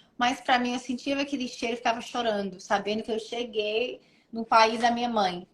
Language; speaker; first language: Portuguese; early bilingual, heritage; English